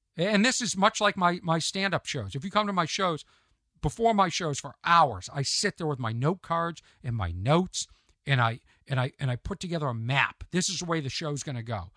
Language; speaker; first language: English; native; English